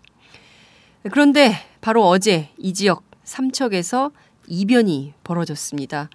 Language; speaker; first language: Korean; native; Korean